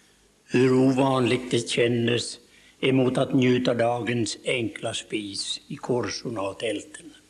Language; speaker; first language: Swedish; native; Swedish